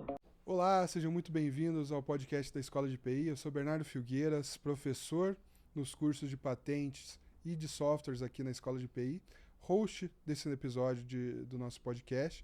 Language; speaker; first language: Portuguese; native; Portuguese